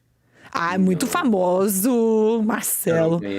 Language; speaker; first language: Portuguese; non-native, learner; English